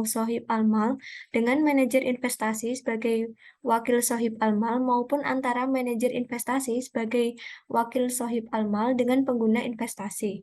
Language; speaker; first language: Indonesian; native; Indonesian